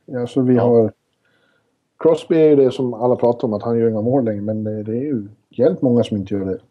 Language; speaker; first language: Swedish; native; Swedish